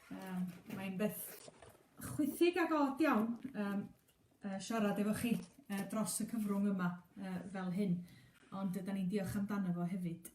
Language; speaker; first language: Welsh; native; Welsh